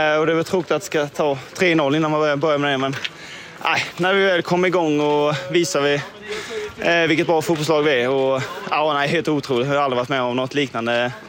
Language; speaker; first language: Swedish; native; Swedish